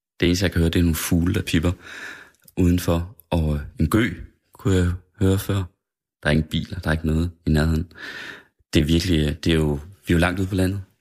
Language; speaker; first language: Danish; native; Danish